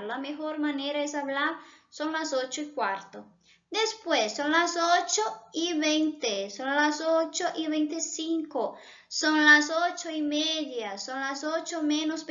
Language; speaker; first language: Spanish; non-native, fluent; Portuguese